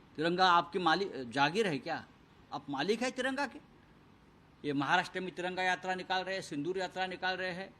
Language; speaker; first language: Hindi; non-native, local second language; Marathi